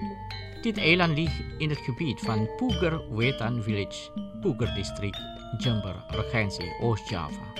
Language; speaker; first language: Dutch; non-native, fluent; Indonesian